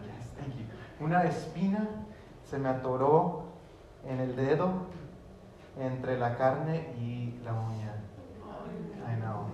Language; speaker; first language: Spanish; early bilingual, heritage; Spanish